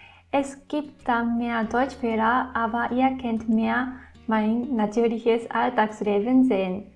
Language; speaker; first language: German; non-native, fluent; Japanese